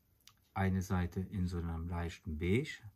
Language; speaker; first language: German; native; German